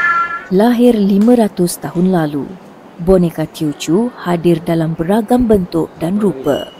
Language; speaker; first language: Malay; native; Malay